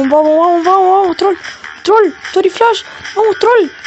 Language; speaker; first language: Spanish; native; Spanish